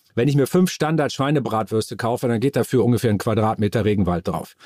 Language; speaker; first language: German; native; German